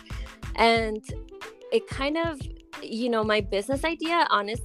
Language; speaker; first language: English; native; English